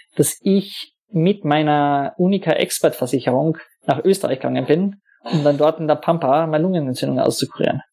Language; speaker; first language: German; native; German